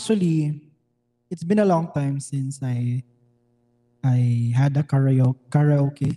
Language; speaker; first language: English; non-native, local second language; Filipino